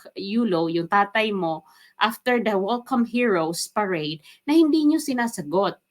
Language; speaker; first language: Filipino; non-native, local second language; Waray